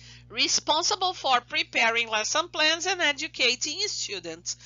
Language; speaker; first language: English; non-native, fluent; Portuguese